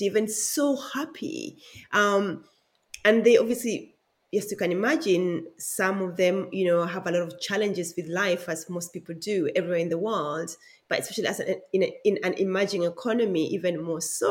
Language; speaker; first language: English; non-native, local second language; Luo (Kenya and Tanzania)